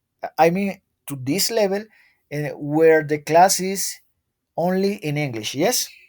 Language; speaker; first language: English; non-native, learner; Spanish